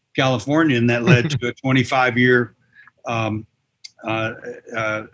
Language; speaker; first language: English; native; English